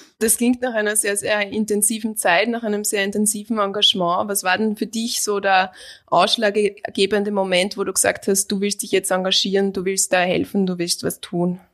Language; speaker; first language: German; native; German